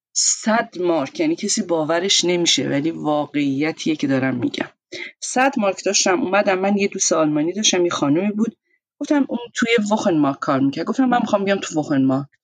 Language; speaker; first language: Persian; native; Persian